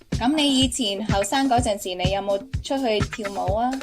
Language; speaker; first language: Cantonese; early bilingual, heritage; Cantonese